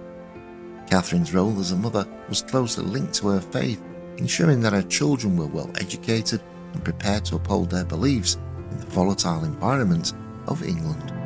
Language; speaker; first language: English; native; English